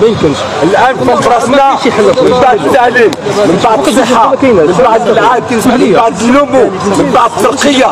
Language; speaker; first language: Arabic; native; Arabic